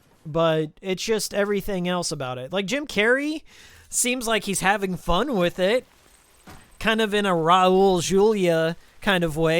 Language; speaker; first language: English; native; English